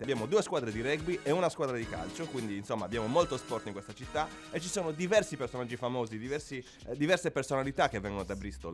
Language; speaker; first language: Italian; native; Italian